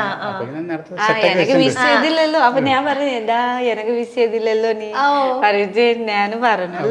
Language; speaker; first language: Malayalam; non-native, learner; Nepali